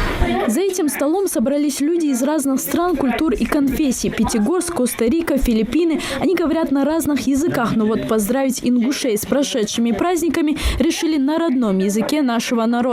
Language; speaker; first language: Russian; native; Russian